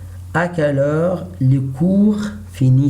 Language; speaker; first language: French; non-native, learner; Arabic